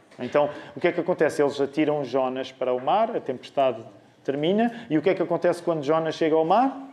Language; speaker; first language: Portuguese; native; Portuguese